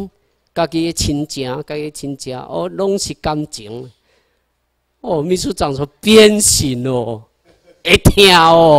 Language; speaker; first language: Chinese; non-native, local second language; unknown